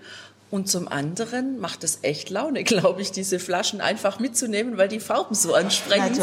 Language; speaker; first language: German; native; German